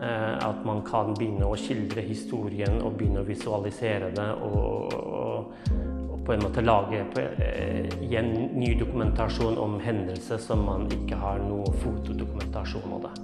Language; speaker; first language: Norwegian; non-native, fluent; Kurdish